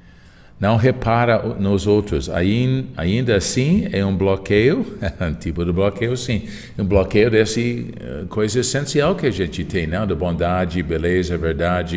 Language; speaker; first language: Portuguese; non-native, fluent; English